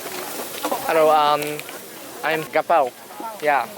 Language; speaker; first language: English; non-native, learner; Japanese